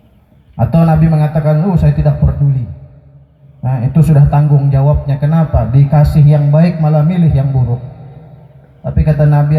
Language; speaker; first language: Indonesian; non-native, local second language; Banjar